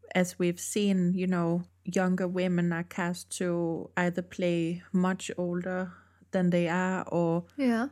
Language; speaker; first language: English; non-native, fluent; Danish